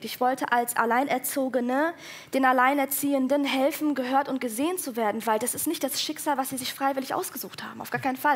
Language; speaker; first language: German; early bilingual, other home language; Persian